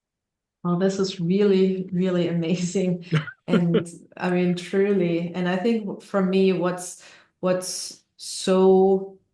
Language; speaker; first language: English; non-native, fluent; German